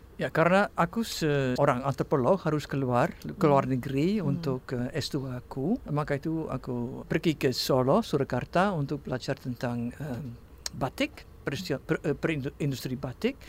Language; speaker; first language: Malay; non-native, fluent; Dutch